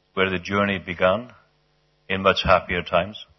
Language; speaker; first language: English; non-native, fluent; Icelandic